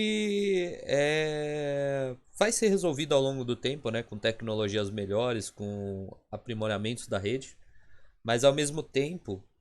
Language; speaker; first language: Portuguese; native; Portuguese